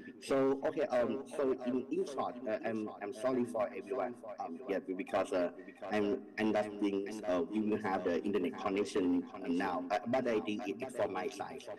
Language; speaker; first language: English; non-native, learner; Thai